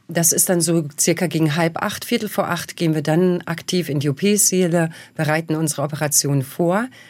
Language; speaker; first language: German; early bilingual, other home language; Bosnian